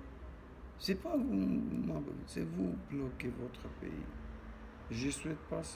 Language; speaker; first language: French; non-native, learner; Armenian